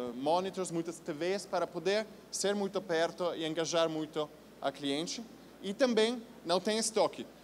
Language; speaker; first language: Portuguese; non-native, fluent; Italian